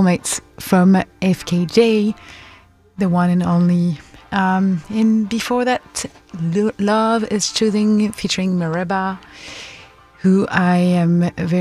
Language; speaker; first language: English; non-native, fluent; French